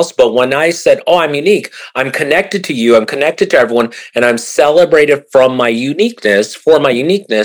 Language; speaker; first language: English; early bilingual, other home language; Japanese